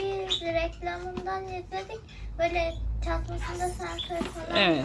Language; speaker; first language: Turkish; native; Turkish